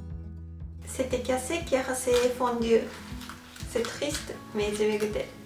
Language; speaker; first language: French; non-native, fluent; Japanese